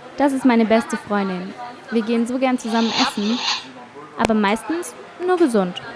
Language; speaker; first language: German; native; German